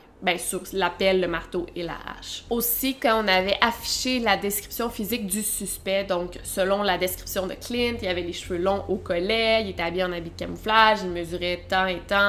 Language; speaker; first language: French; native; French